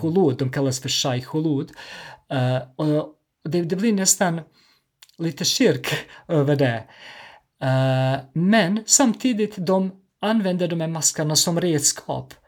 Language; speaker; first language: Swedish; non-native, fluent; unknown